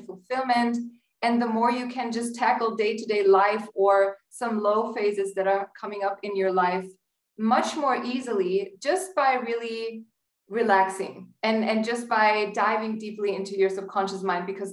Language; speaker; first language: English; non-native, fluent; German